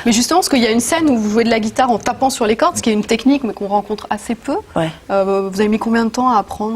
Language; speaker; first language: French; native; French